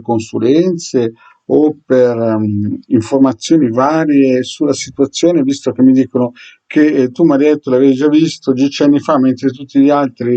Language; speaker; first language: Italian; native; Italian